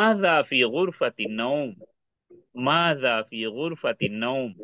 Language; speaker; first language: Arabic; non-native, fluent; Urdu